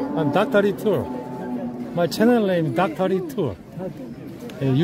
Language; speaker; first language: English; non-native, learner; Korean